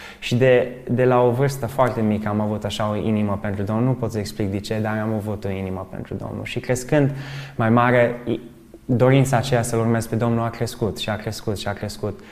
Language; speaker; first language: Romanian; early bilingual, other home language; English